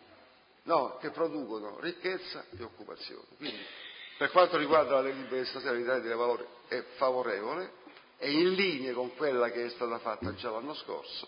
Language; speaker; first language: Italian; native; Italian